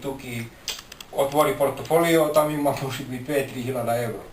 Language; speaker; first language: Bulgarian; non-native, learner; Finnish